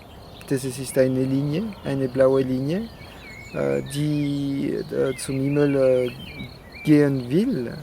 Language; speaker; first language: German; non-native, fluent; French